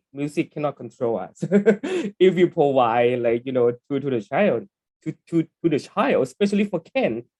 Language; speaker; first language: English; non-native, learner; Thai